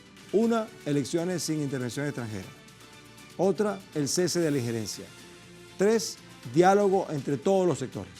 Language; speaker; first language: Spanish; native; Spanish